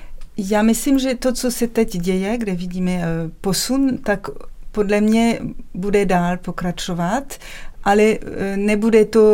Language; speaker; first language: Czech; non-native, fluent; French